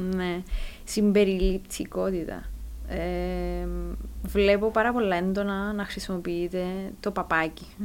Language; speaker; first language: Greek; native; Greek